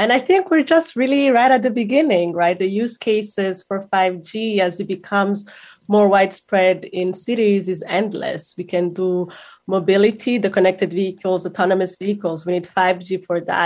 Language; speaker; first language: English; non-native, local second language; Kinyarwanda